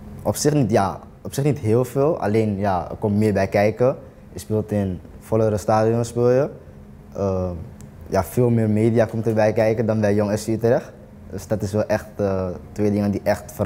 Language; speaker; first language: Dutch; native; Dutch